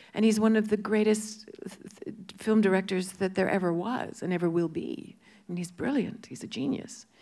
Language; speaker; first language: English; native; English